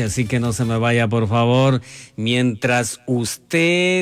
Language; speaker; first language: Spanish; non-native, local second language; Quechua